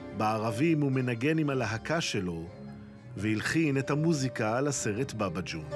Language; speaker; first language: Hebrew; native; Hebrew